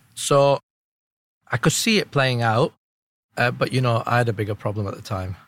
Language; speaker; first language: English; early bilingual, other home language; Urdu